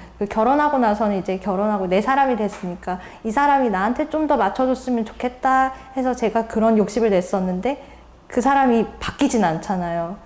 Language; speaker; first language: Korean; native; Korean